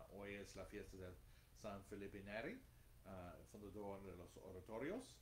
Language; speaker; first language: Spanish; non-native, fluent; English